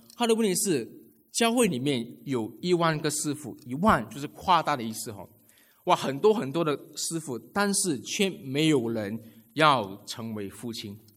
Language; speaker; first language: Chinese; native; Chinese